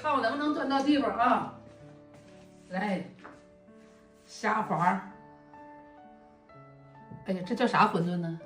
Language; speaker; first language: Chinese; native; Chinese